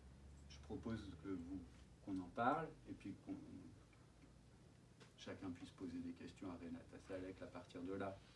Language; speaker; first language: French; native; French